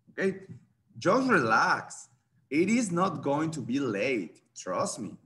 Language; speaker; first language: English; non-native, fluent; Spanish